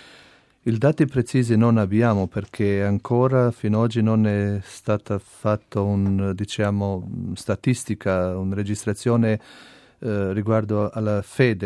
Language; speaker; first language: Italian; non-native, fluent; Albanian